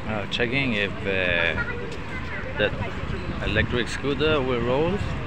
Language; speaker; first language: English; non-native, fluent; German